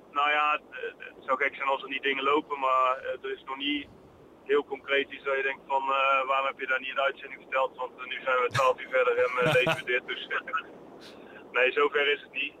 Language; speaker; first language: Dutch; native; Dutch